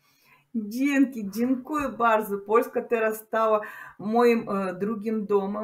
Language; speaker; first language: Polish; non-native, learner; Russian